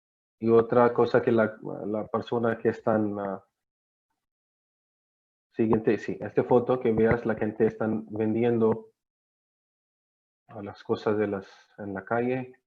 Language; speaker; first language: Spanish; non-native, learner; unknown